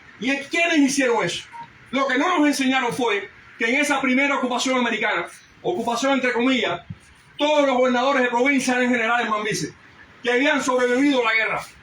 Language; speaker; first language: Spanish; early bilingual, heritage; Spanish